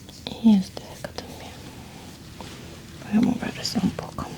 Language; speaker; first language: Spanish; early bilingual, heritage; Spanish